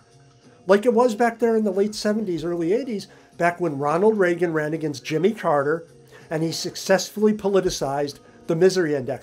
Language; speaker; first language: English; native; English